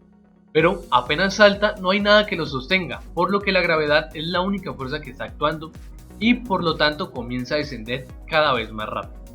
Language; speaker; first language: Spanish; native; Spanish